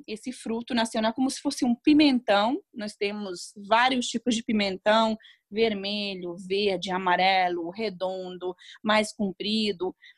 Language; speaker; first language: Portuguese; non-native, fluent; Hungarian